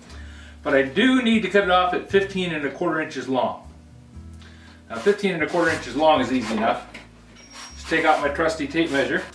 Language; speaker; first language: English; native; English